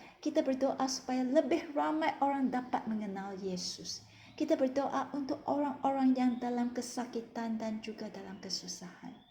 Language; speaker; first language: Malay; non-native, local second language; Chinese